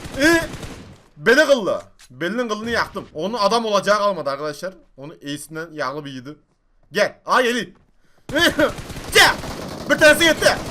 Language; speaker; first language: Turkish; native; Turkish